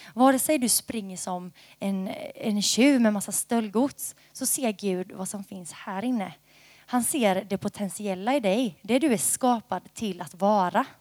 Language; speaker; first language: Swedish; native; Swedish